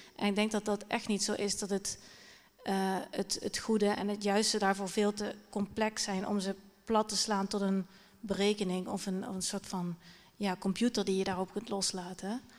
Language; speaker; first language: Dutch; native; Dutch